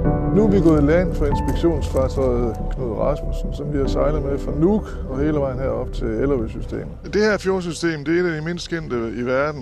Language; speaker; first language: Danish; native; Danish